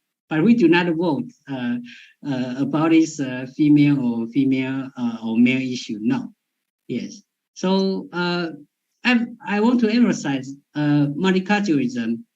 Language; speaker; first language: English; non-native, fluent; Chinese